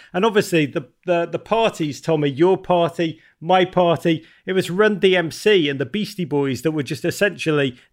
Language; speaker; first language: English; native; English